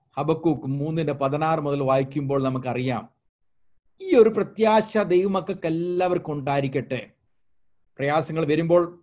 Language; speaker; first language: Malayalam; early bilingual, heritage; Malayalam